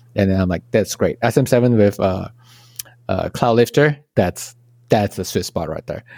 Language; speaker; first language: English; non-native, local second language; Chinese